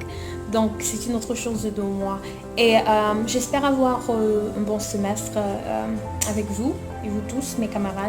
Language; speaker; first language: French; non-native, local second language; Haitian Creole